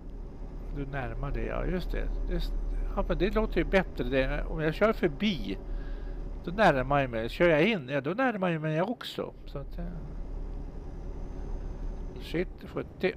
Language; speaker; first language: Swedish; native; Swedish